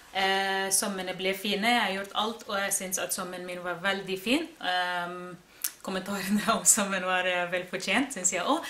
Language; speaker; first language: Norwegian; non-native, fluent; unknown